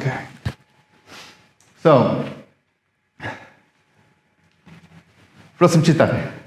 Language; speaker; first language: Slovak; non-native, learner; English